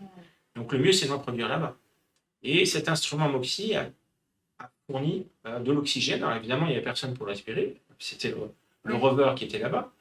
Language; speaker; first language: French; native; French